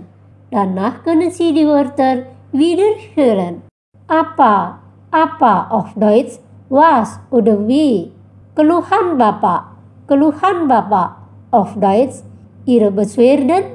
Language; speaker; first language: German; non-native, fluent; Indonesian